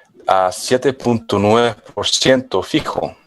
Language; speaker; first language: Spanish; non-native, fluent; English